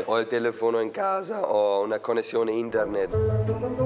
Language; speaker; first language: Italian; non-native, fluent; German